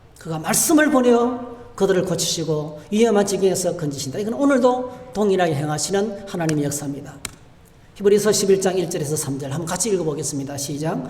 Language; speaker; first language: Korean; native; Korean